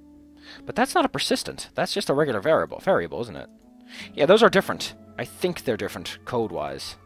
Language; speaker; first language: English; non-native, fluent; Dutch